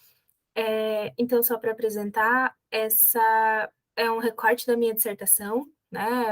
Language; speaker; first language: Portuguese; native; Portuguese